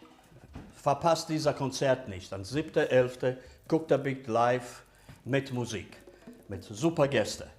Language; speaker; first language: German; early bilingual, other home language; Italian